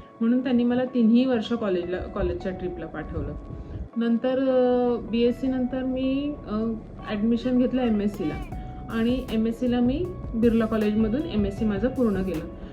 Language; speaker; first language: Marathi; native; Marathi